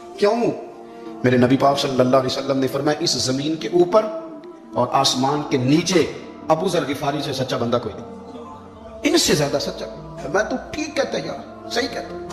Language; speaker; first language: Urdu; non-native, local second language; Punjabi